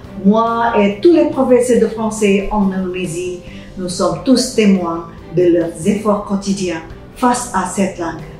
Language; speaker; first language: French; non-native, fluent; Indonesian